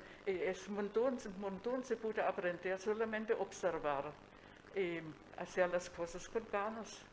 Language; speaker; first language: Spanish; non-native, fluent; German